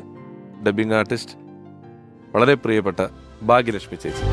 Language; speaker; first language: Malayalam; native; Malayalam